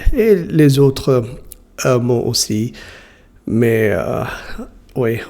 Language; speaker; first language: French; non-native, learner; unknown